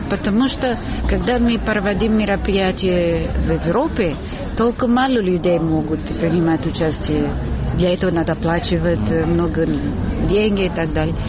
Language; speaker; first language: Russian; non-native, fluent; Italian